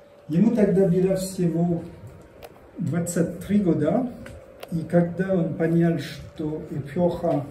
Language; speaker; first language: Russian; non-native, learner; French